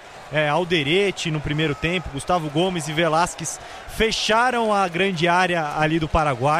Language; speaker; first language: Portuguese; native; Portuguese